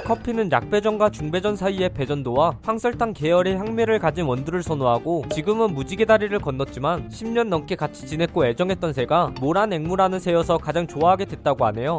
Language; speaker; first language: Korean; native; Korean